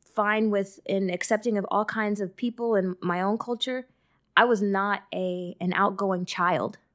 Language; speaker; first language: English; early bilingual, other home language; Yoruba